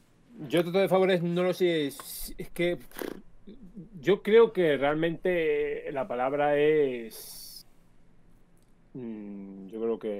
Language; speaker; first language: Spanish; native; Spanish